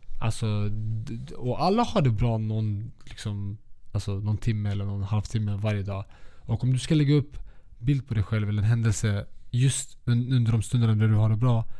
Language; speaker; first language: Swedish; early bilingual, other home language; Kurdish